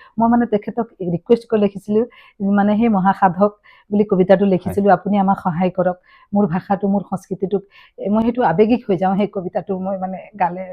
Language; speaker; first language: Assamese; native; Assamese